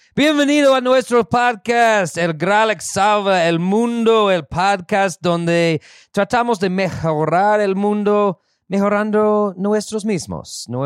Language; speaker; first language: Spanish; non-native, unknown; English